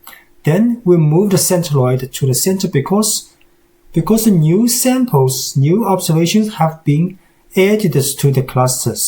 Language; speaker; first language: English; non-native, fluent; Chinese